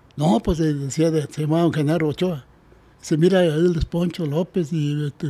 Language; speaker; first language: Spanish; native; Spanish